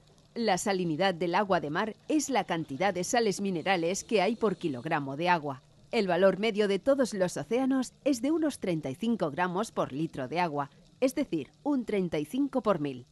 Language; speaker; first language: Spanish; native; Spanish